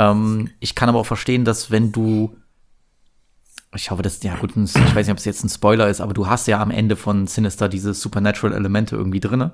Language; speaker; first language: German; native; German